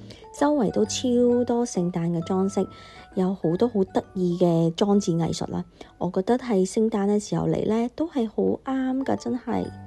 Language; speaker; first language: Cantonese; native; Cantonese